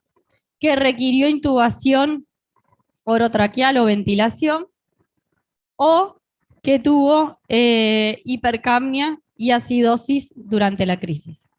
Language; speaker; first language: Spanish; native; Spanish